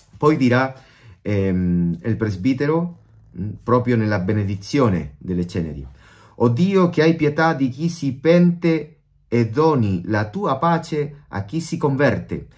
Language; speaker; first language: Italian; non-native, fluent; Spanish